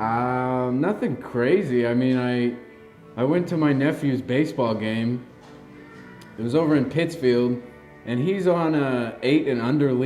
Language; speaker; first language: English; native; English